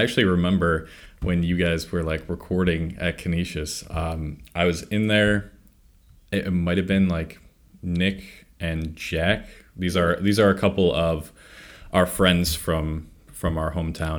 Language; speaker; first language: English; native; English